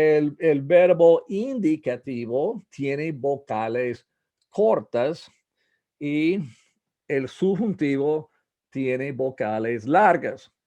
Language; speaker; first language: Spanish; non-native, fluent; English